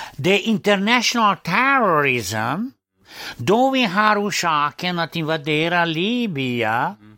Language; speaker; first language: Swedish; non-native, fluent; Serbian